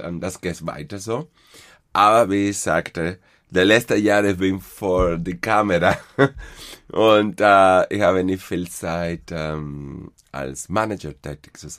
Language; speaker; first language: German; non-native, fluent; Spanish